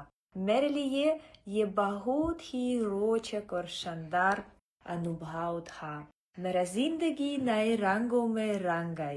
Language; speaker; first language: Hindi; non-native, fluent; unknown